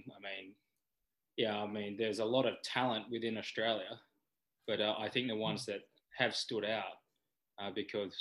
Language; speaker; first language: English; native; English